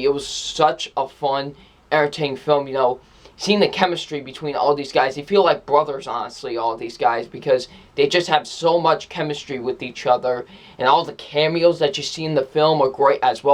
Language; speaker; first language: English; native; English